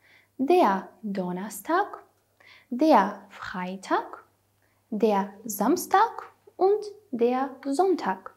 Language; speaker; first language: German; non-native, fluent; Armenian